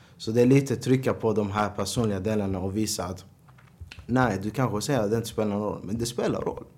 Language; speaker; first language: Swedish; early bilingual, other home language; Arabic